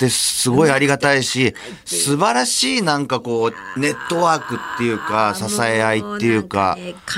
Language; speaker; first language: Japanese; native; Japanese